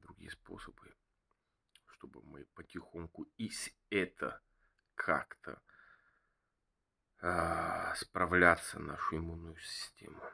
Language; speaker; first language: Russian; non-native, learner; Bulgarian